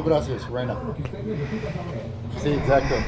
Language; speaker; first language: Spanish; non-native, learner; English